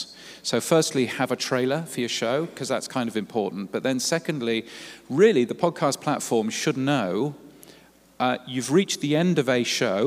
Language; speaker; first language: English; native; English